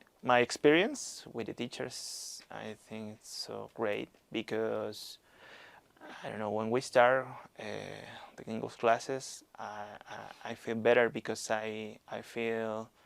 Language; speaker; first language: English; non-native, learner; Spanish